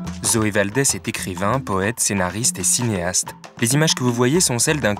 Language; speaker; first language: French; native; French